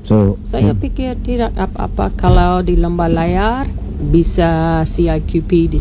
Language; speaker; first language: Indonesian; non-native, learner; English